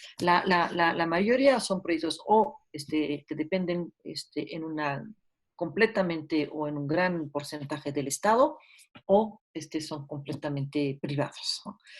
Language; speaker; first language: Spanish; early bilingual, heritage; French